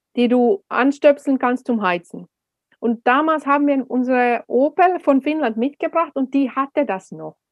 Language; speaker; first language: German; non-native, fluent; Finnish